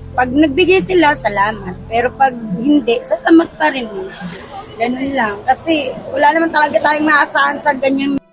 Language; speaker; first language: Filipino; native; Filipino